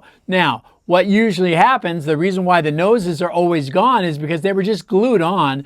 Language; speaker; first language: English; native; English